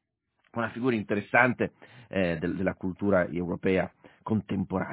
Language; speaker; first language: Italian; native; Italian